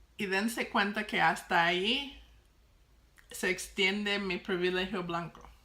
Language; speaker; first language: Spanish; non-native, fluent; English